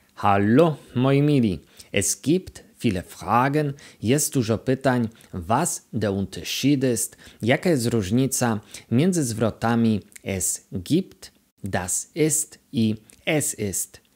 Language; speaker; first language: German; non-native, fluent; Polish